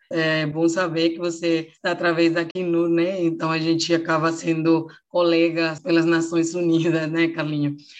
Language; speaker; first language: Portuguese; non-native, fluent; Spanish